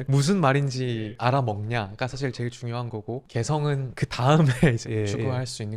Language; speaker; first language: Korean; native; Korean